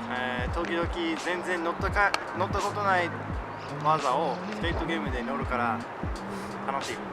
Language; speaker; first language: Japanese; non-native, fluent; English